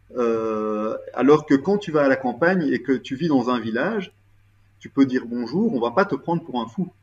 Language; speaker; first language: French; native; French